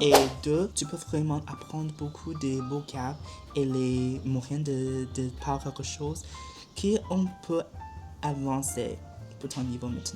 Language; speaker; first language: French; non-native, learner; Chinese